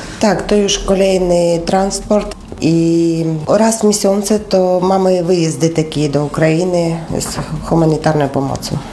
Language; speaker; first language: Polish; non-native, fluent; Ukrainian